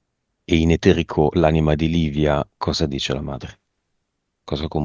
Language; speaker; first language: Italian; native; Italian